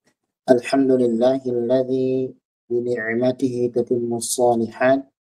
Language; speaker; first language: Arabic; non-native, fluent; Indonesian